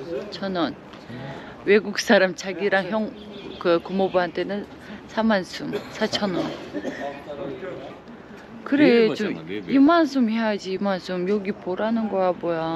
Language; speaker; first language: Korean; non-native, fluent; Uzbek